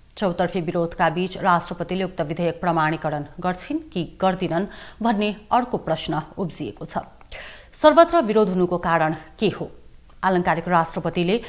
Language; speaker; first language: Nepali; native; Nepali